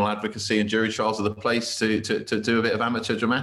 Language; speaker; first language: English; native; English